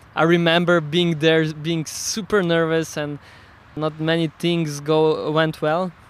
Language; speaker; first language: English; non-native, fluent; Slovenian